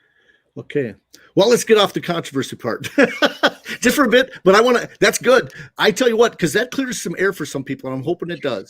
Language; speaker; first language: English; native; English